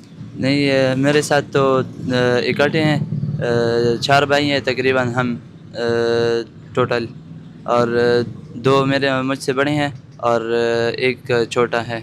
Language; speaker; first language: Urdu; non-native, local second language; Pashto